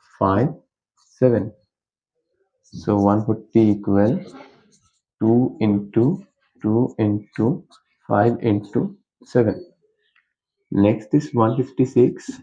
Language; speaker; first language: English; non-native, local second language; Hindi